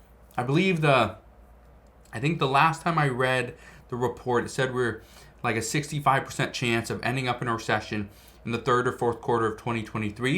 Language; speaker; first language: English; native; English